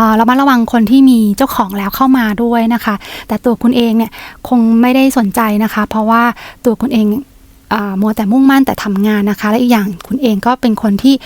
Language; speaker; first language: Thai; native; Thai